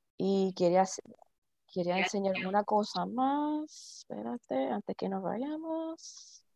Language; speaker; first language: Spanish; early bilingual, heritage; Spanish